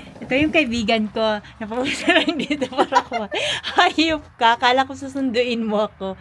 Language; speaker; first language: Filipino; non-native, local second language; Cebuano